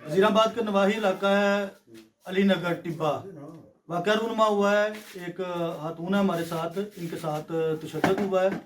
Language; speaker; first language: Urdu; non-native, local second language; Punjabi